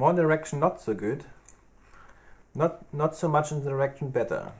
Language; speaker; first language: English; non-native, learner; German